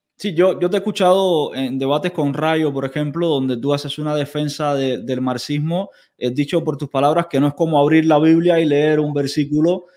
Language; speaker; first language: Spanish; native; Spanish